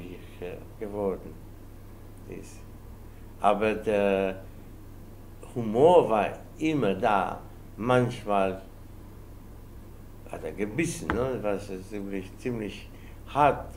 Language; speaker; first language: German; non-native, fluent; Spanish